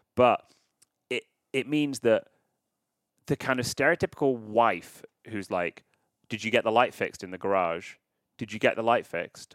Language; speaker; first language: English; native; English